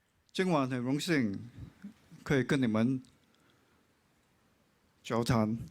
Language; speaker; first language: Chinese; non-native, local second language; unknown